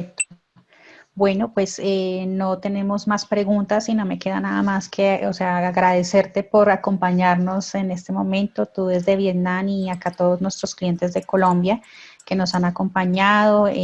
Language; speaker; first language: Spanish; native; Spanish